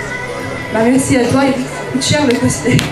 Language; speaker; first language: French; native; French